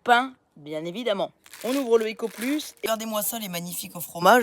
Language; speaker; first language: French; native; French